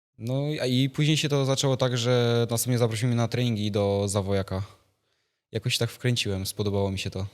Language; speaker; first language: Polish; native; Polish